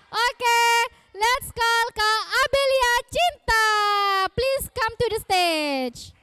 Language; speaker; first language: English; non-native, fluent; Indonesian